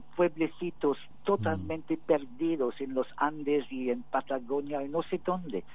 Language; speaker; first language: Spanish; non-native, fluent; English